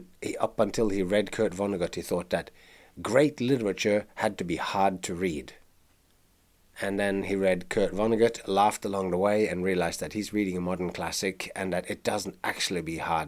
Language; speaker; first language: English; non-native, fluent; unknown